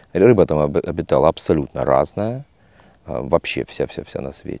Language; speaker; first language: Russian; native; Russian